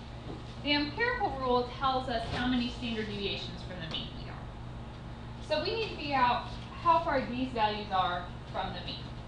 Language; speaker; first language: English; native; English